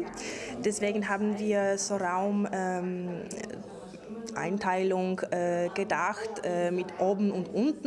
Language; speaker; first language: German; non-native, fluent; Polish